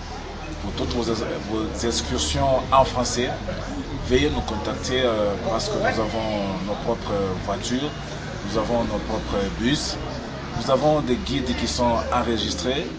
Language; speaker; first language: French; non-native, fluent; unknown